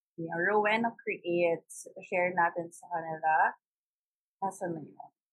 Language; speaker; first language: Filipino; non-native, local second language; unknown